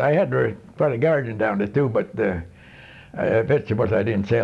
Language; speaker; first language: English; non-native, fluent; Swedish